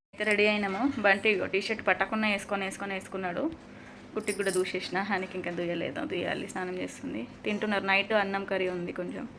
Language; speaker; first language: Telugu; native; Telugu